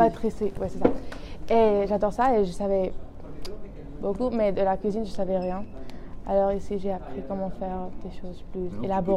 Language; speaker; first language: French; non-native, learner; Spanish